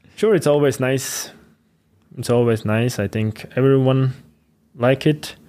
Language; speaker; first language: English; non-native, fluent; Latvian